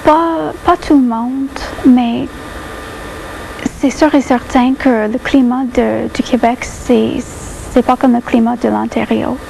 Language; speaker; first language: French; non-native, local second language; English